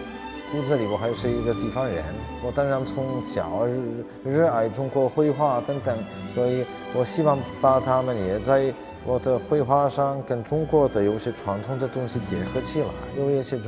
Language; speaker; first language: Chinese; non-native, fluent; Czech